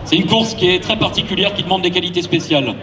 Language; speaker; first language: French; native; French